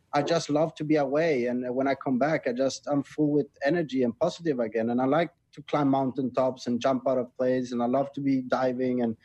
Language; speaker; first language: English; non-native, fluent; Swedish